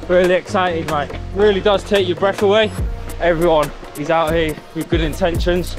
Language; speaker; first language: English; native; English